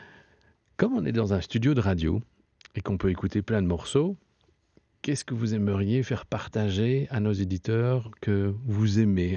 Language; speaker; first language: French; native; French